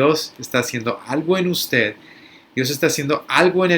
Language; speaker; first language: Spanish; early bilingual, other home language; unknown